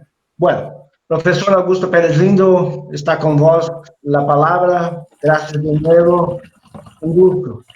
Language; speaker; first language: Spanish; non-native, fluent; Portuguese